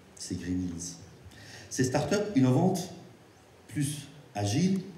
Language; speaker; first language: French; non-native, local second language; Arabic